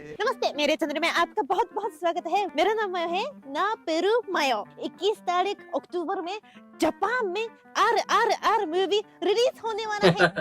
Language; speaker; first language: Hindi; non-native, fluent; Japanese